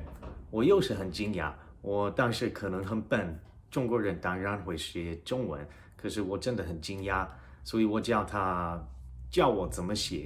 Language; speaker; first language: Chinese; non-native, fluent; English